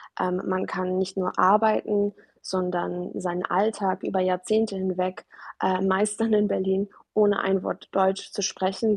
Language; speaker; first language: German; early bilingual, other home language; Persian